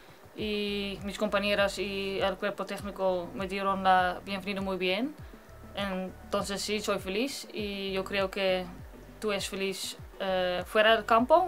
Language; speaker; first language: Spanish; non-native, learner; Dutch